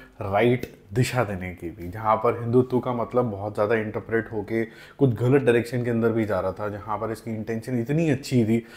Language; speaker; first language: Hindi; non-native, local second language; Punjabi